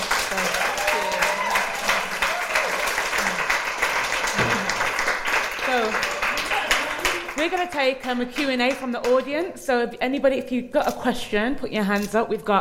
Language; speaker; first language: English; native; English